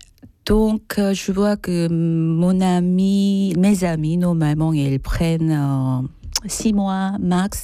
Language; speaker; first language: French; non-native, fluent; Korean